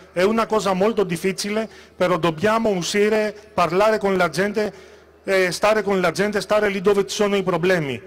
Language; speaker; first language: Italian; non-native, fluent; Greek